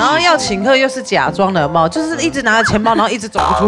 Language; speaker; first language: Chinese; native; Chinese